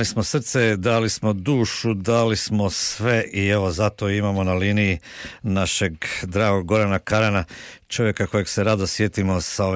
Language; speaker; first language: Croatian; native; Croatian